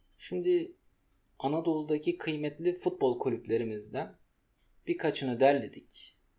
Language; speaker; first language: Turkish; native; Turkish